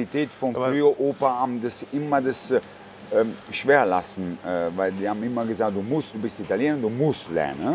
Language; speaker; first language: German; non-native, fluent; Italian